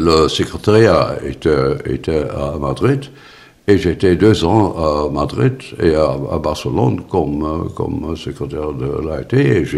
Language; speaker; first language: French; non-native, fluent; Dutch